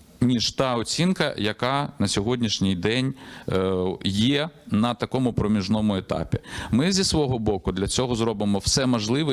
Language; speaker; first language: Ukrainian; native; Ukrainian